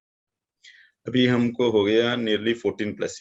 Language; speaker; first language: Hindi; non-native, local second language; Telugu